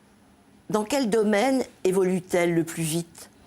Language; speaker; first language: French; native; French